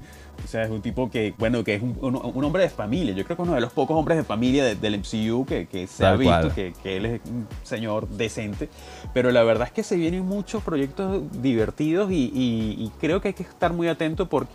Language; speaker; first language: Spanish; native; Spanish